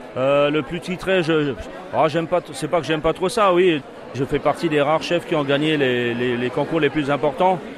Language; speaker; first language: French; native; French